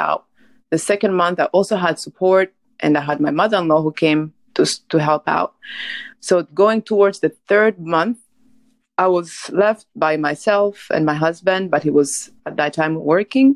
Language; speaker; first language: English; non-native, local second language; Kinyarwanda